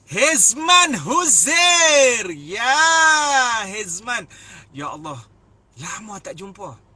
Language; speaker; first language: Malay; native; Malay